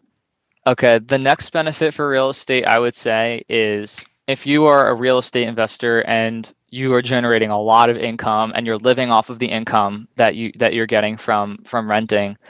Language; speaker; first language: English; native; English